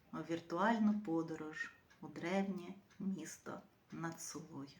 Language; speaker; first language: Ukrainian; native; Ukrainian